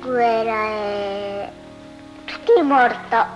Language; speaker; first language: Italian; non-native, learner; Japanese